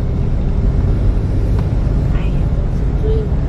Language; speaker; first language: Chinese; native; Chinese